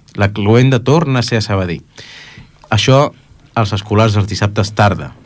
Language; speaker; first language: Catalan; native; Catalan